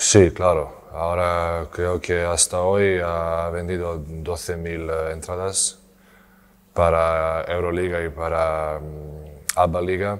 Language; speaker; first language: Spanish; non-native, learner; Serbian